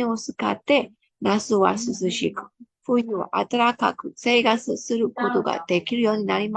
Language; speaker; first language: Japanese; non-native, fluent; Burmese